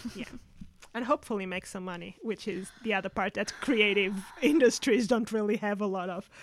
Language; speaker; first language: English; non-native, fluent; Spanish